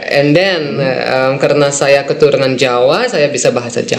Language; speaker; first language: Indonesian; non-native, fluent; Dutch